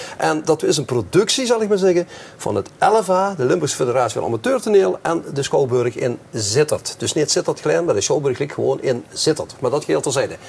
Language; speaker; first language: Dutch; native; Dutch